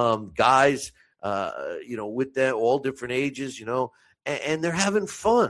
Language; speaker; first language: English; native; English